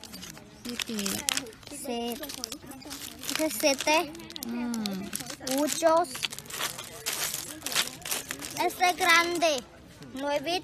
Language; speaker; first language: Spanish; non-native, learner; Khmer